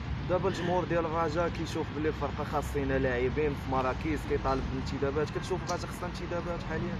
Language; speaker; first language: Arabic; native; Arabic